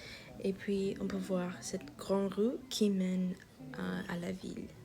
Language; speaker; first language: French; non-native, learner; English